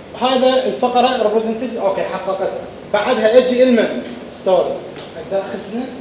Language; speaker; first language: Arabic; native; Arabic